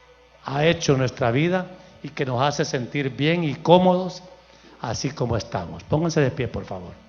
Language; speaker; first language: Spanish; native; Spanish